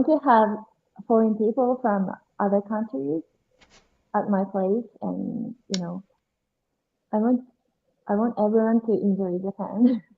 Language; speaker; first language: English; non-native, learner; Japanese